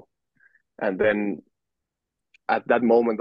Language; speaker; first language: English; non-native, fluent; Finnish